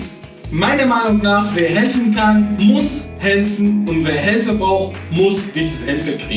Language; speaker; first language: German; non-native, fluent; Arabic